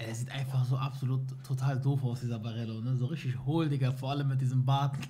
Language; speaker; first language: German; native; German